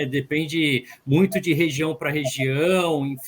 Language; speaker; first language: Portuguese; native; Portuguese